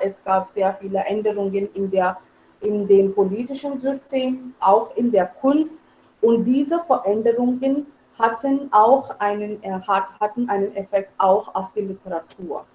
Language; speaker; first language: German; non-native, fluent; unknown